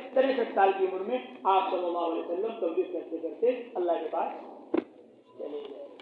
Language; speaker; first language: Urdu; native; Urdu